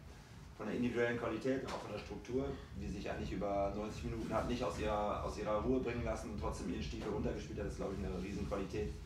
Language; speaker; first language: German; native; German